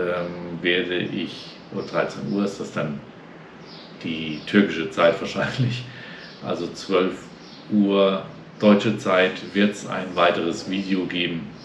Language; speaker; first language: German; native; German